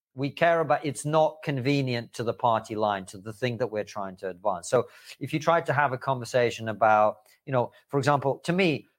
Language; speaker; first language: English; early bilingual, other home language; Russian